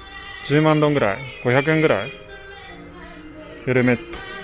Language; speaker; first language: Japanese; native; Japanese